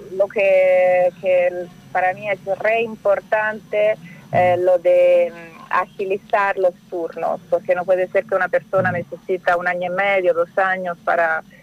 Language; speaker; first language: Spanish; non-native, learner; Italian